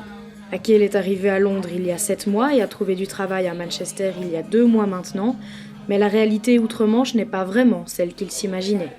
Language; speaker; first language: French; native; French